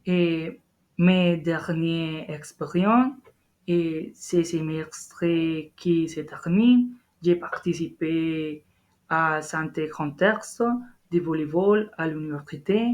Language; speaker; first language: French; non-native, learner; Spanish